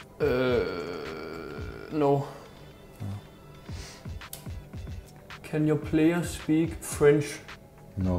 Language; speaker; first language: English; non-native, fluent; Danish